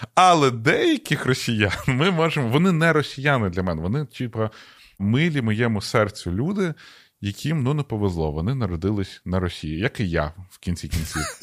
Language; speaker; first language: Ukrainian; non-native, local second language; Russian